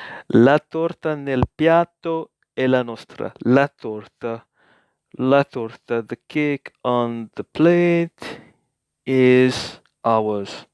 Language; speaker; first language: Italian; non-native, learner; English